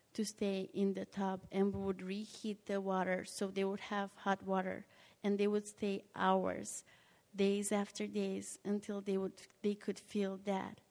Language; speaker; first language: English; non-native, fluent; Romanian